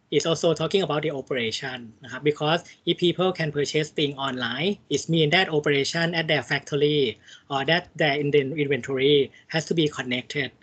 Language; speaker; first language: English; non-native, fluent; Thai